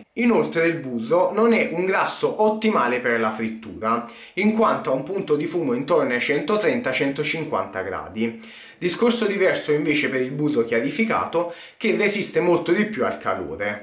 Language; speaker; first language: Italian; native; Italian